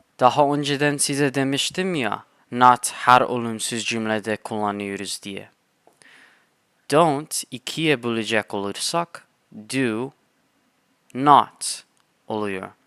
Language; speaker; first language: Turkish; non-native, fluent; English